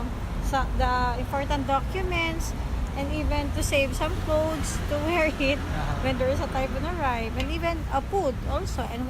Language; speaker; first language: English; non-native, learner; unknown